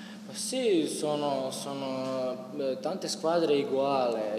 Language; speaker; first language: Italian; non-native, learner; Croatian